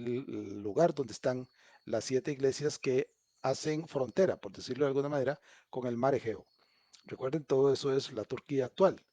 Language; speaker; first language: Spanish; native; Spanish